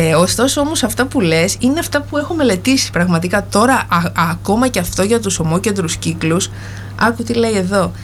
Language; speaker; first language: Greek; native; Greek